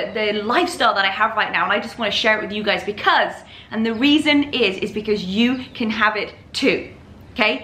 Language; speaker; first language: English; native; English